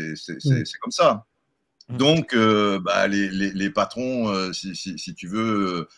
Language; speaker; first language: French; native; French